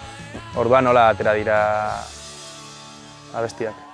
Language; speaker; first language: Basque; native; Basque